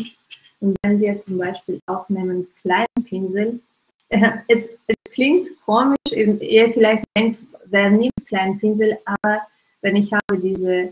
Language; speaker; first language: German; non-native, learner; Russian